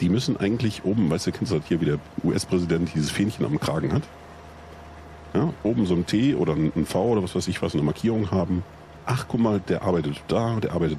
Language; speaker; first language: German; native; German